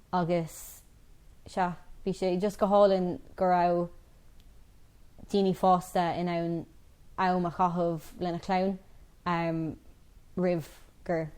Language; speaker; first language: Irish; non-native, local second language; English